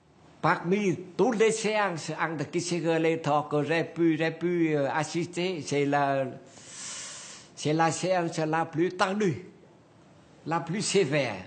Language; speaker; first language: French; non-native, learner; Vietnamese